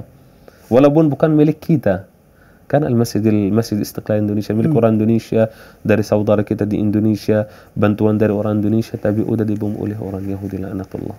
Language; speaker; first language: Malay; non-native, fluent; Arabic